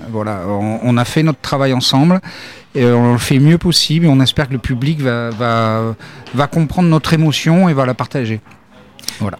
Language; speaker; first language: French; native; French